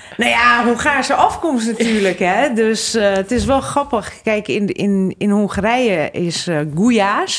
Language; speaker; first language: Dutch; early bilingual, other home language; Hungarian